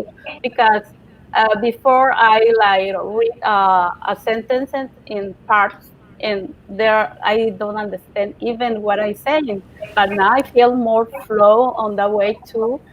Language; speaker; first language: English; non-native, learner; Spanish